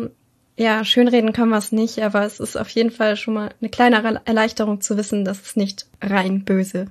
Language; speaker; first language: German; native; German